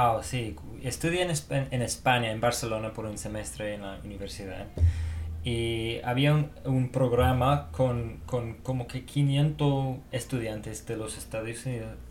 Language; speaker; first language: Spanish; non-native, fluent; English